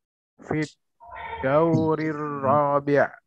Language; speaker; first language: Arabic; non-native, learner; Indonesian